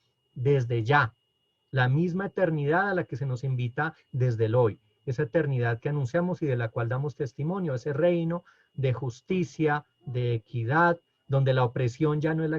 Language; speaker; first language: Spanish; native; Spanish